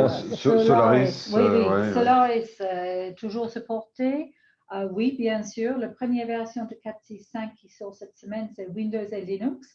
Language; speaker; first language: French; non-native, fluent; English